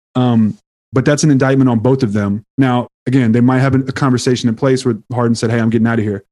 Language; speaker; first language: English; native; English